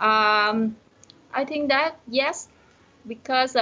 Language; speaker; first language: English; non-native, learner; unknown